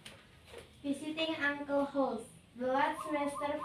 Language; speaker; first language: English; non-native, learner; Indonesian